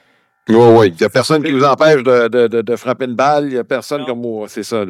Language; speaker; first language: French; native; French